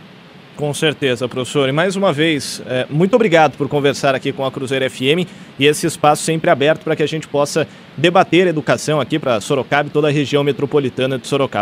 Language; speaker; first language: Portuguese; native; Portuguese